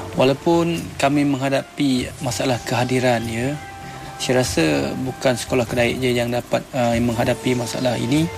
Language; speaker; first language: Malay; non-native, local second language; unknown